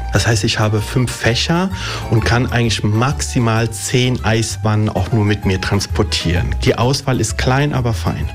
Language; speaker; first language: German; early bilingual, other home language; Italian